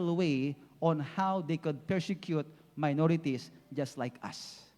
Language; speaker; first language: English; non-native, local second language; Filipino